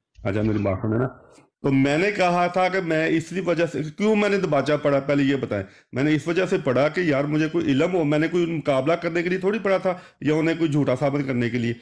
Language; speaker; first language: Urdu; non-native, local second language; Punjabi